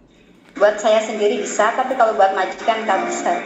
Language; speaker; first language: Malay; non-native, local second language; Javanese